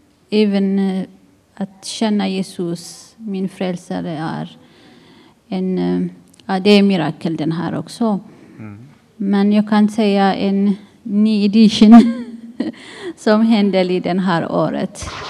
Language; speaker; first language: Swedish; non-native, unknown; Tigrinya